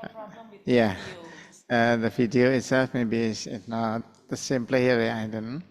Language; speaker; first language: English; non-native, fluent; Indonesian